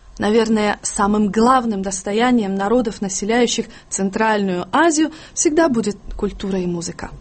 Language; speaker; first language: Russian; non-native, local second language; Tajik